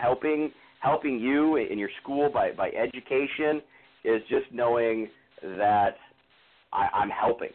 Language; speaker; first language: English; native; English